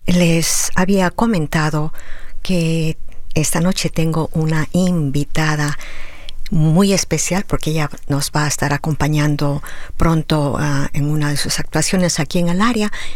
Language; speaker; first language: Spanish; native; Spanish